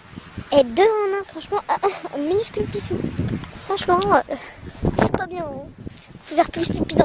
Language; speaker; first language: French; native; French